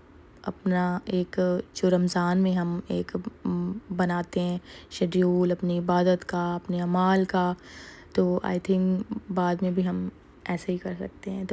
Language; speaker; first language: Urdu; native; Urdu